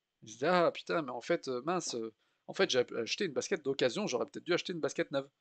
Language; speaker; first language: French; native; French